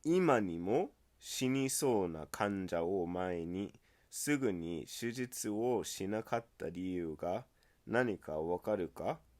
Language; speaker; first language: Japanese; non-native, fluent; English